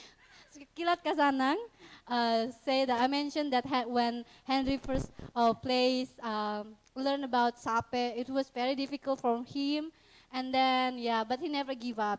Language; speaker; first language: English; non-native, fluent; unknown